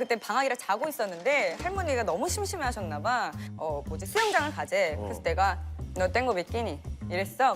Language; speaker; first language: Korean; native; Korean